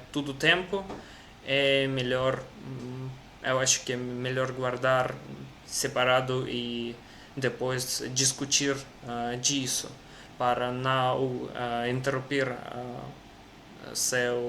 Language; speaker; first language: Portuguese; non-native, learner; Russian